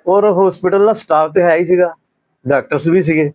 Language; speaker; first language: Hindi; non-native, local second language; Punjabi